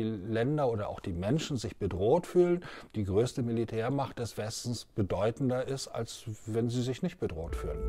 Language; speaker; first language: German; native; German